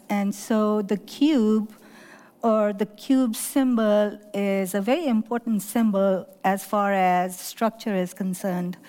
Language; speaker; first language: English; non-native, local second language; Urdu